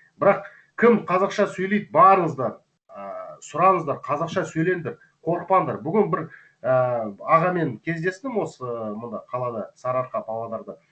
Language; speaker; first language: Kazakh; non-native, local second language; Russian